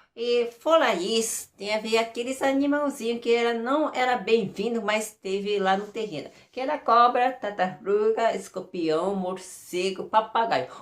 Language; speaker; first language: Portuguese; early bilingual, other home language; Japanese